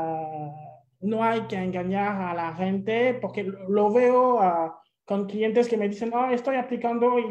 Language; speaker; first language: Spanish; non-native, fluent; French